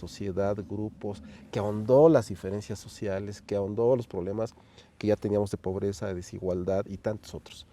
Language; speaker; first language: Spanish; native; Spanish